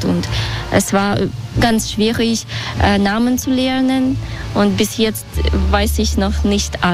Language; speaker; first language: German; non-native, learner; Belarusian